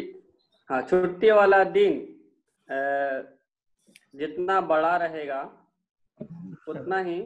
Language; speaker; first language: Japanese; non-native, learner; Hindi